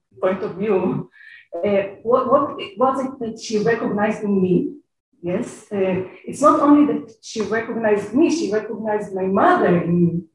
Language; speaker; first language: English; non-native, fluent; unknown